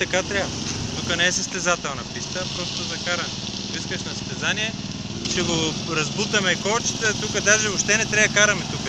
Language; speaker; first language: Bulgarian; native; Bulgarian